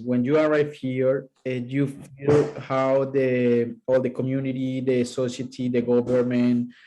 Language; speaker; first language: English; non-native, learner; Spanish